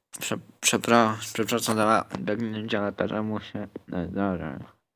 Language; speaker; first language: Polish; native; Polish